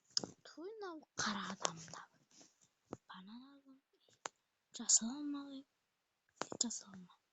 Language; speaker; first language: Kazakh; native; Kazakh